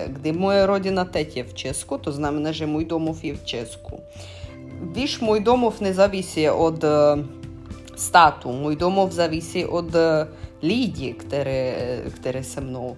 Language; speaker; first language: Czech; non-native, fluent; Russian